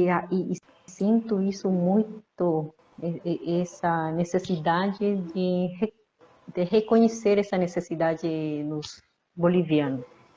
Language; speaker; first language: Portuguese; non-native, fluent; Spanish